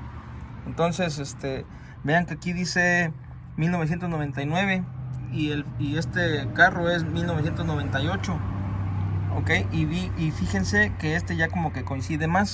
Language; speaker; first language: Spanish; native; Spanish